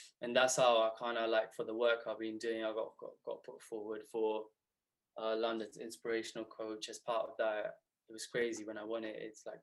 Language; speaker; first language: English; native; English